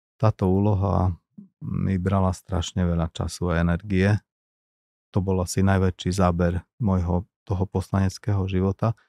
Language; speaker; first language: Slovak; non-native, local second language; Hungarian